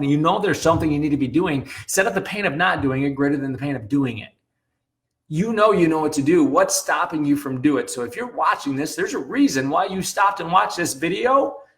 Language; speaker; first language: English; native; English